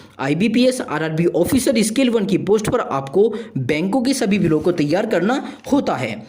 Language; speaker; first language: Hindi; native; Hindi